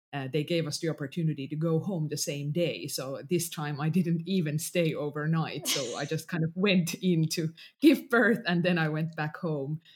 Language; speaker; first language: English; non-native, fluent; Finnish